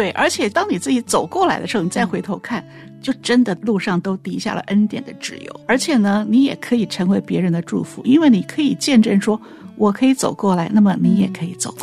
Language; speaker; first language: Chinese; native; Chinese